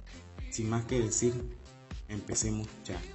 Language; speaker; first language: Spanish; native; Spanish